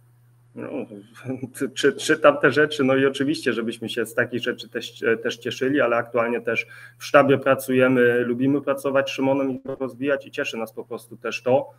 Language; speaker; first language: Polish; early bilingual, heritage; Polish